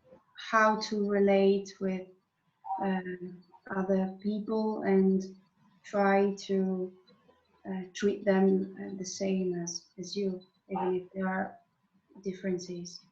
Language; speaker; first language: English; non-native, fluent; Italian